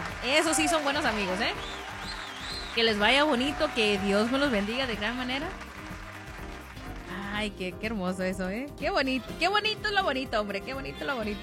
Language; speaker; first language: Spanish; native; Spanish